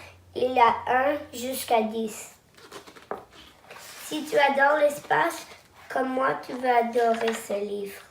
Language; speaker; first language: French; non-native, local second language; English